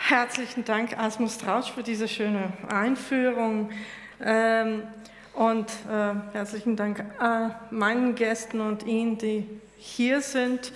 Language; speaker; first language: German; non-native, fluent; Slovenian